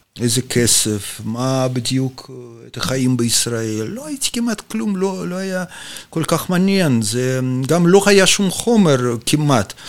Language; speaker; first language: Hebrew; non-native, fluent; Russian